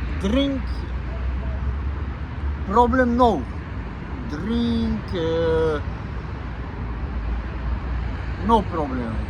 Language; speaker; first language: English; non-native, learner; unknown